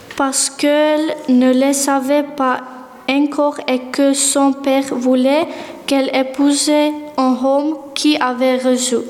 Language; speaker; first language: French; non-native, learner; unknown